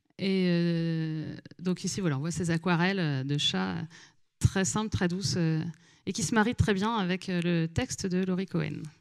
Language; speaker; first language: French; native; French